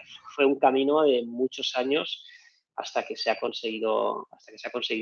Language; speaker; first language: Spanish; native; Spanish